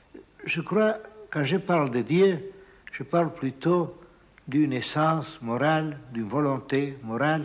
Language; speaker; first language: French; non-native, fluent; Spanish